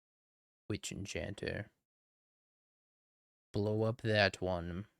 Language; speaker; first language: English; native; English